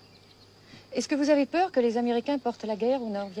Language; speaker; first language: French; native; French